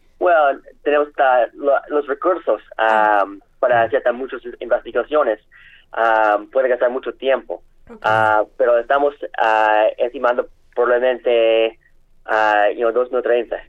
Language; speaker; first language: Spanish; non-native, learner; English